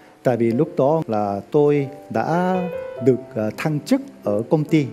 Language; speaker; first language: Vietnamese; non-native, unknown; Korean